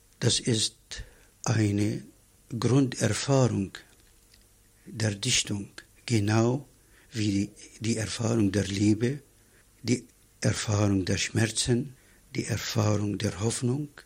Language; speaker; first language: German; non-native, fluent; Arabic